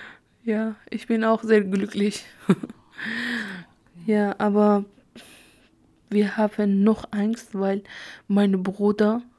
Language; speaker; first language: German; non-native, learner; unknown